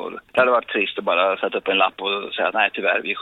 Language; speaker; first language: Swedish; native; Swedish